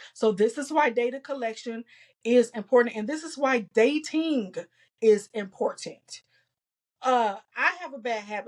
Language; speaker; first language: English; native; English